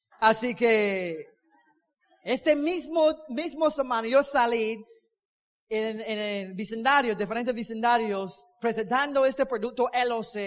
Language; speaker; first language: Spanish; non-native, learner; English